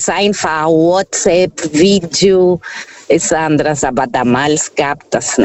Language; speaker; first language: German; non-native, fluent; Portuguese